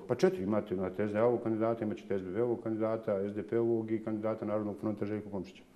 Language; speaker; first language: Bosnian; native; Bosnian